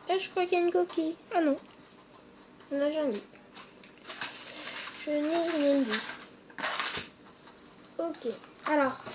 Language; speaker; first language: French; native; French